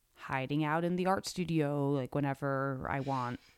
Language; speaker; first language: English; native; English